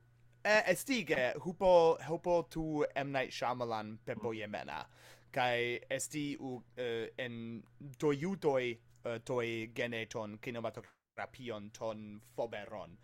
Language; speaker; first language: Greek; non-native, fluent; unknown